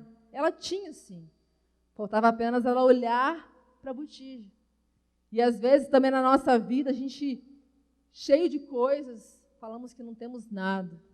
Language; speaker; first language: Portuguese; native; Portuguese